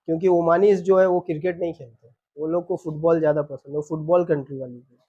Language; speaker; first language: Hindi; non-native, local second language; Bangla